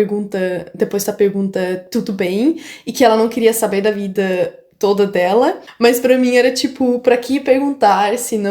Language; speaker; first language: Portuguese; non-native, fluent; German